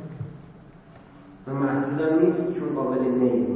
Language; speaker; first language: Persian; native; Persian